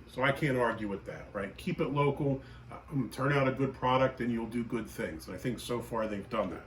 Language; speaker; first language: English; native; English